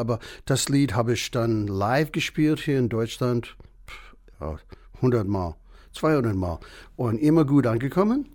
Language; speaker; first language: German; non-native, fluent; English